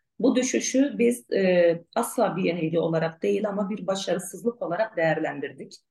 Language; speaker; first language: Turkish; non-native, local second language; Arabic